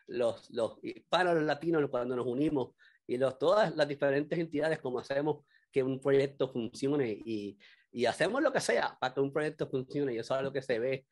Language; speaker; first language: Spanish; native; Spanish